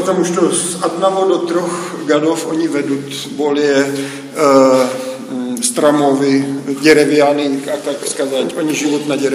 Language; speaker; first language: Russian; non-native, fluent; Czech